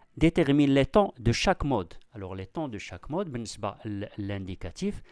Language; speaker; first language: French; non-native, local second language; Arabic